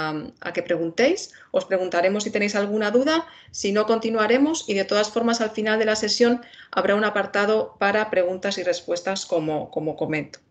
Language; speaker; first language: Spanish; native; Spanish